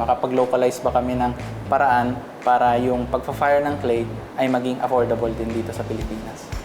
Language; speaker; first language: Filipino; native; Filipino